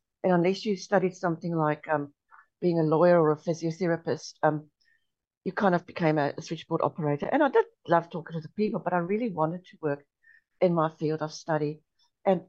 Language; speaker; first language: English; non-native, local second language; Afrikaans